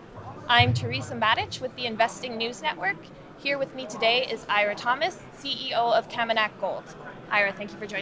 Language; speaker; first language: English; native; English